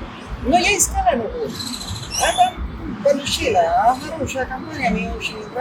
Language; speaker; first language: Russian; non-native, fluent; Spanish